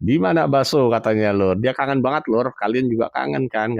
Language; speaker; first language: Indonesian; native; Indonesian